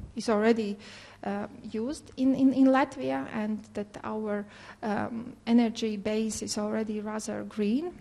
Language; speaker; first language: English; non-native, fluent; Latvian